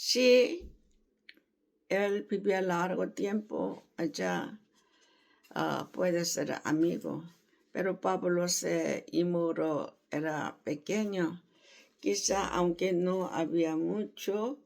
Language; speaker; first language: Spanish; non-native, learner; Korean